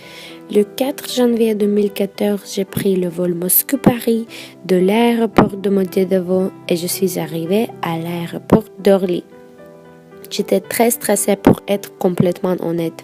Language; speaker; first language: French; non-native, fluent; Russian